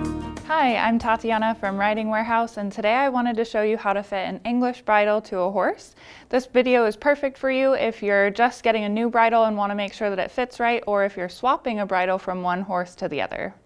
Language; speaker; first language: English; native; English